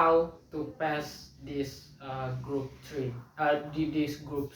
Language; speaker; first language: English; non-native, learner; Indonesian